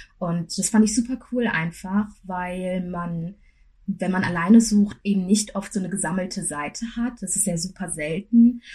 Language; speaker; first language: German; early bilingual, other home language; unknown